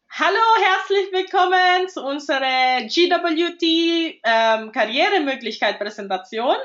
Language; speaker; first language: German; non-native, fluent; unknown